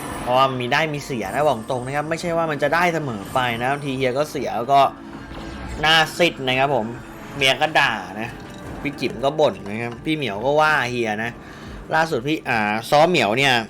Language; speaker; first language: Thai; native; Thai